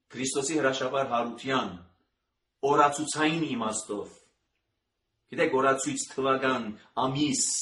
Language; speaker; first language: Armenian; native; Armenian